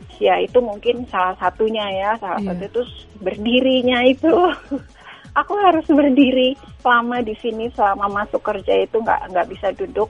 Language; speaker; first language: Indonesian; native; Indonesian